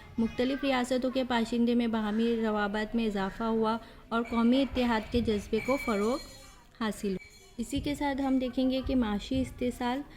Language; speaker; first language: Urdu; native; Urdu